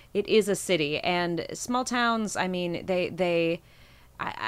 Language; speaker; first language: English; native; English